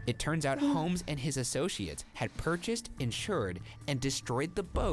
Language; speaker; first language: English; native; English